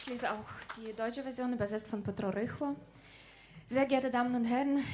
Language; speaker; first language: German; non-native, fluent; Ukrainian